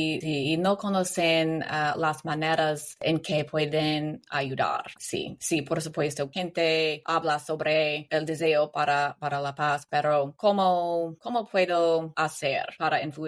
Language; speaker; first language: Spanish; non-native, learner; English